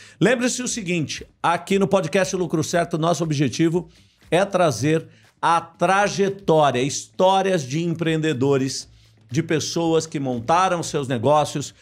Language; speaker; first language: Portuguese; native; Portuguese